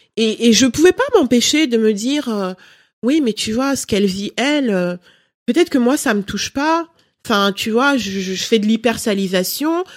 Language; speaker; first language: French; early bilingual, other home language; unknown